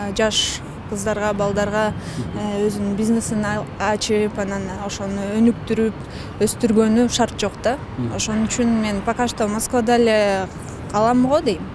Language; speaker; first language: Kyrgyz; non-native, local second language; Russian